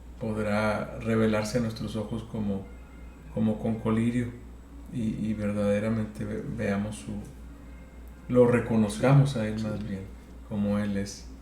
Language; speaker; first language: Spanish; native; Spanish